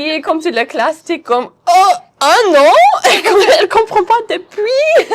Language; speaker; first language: French; non-native, fluent; English